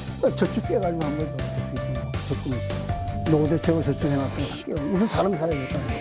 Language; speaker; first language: Korean; native; Korean